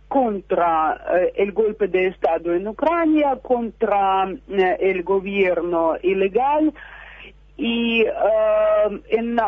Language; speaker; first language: Spanish; non-native, fluent; Russian